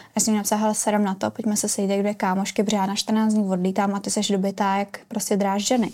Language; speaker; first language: Czech; native; Czech